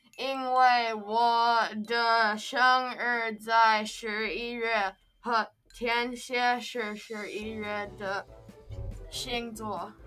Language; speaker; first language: Chinese; non-native, learner; English